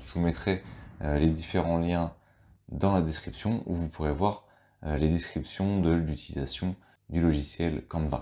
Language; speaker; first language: French; native; French